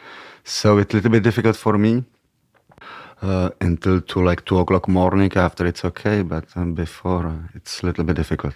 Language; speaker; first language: English; non-native, learner; Czech